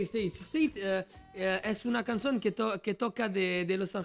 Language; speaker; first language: Spanish; non-native, learner; French